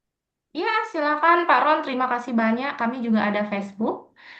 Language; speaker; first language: Indonesian; native; Indonesian